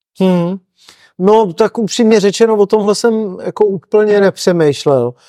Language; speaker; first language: Czech; native; Czech